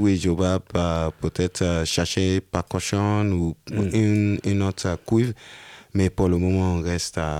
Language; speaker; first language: French; non-native, learner; Yoruba